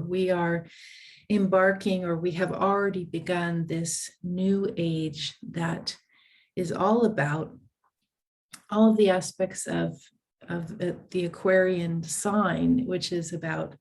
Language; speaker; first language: English; native; English